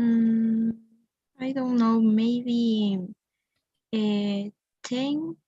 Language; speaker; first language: English; non-native, learner; Spanish